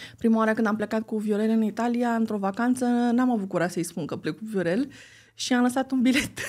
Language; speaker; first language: Romanian; native; Romanian